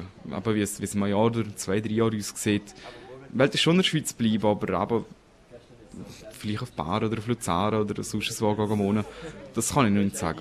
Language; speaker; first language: German; native; German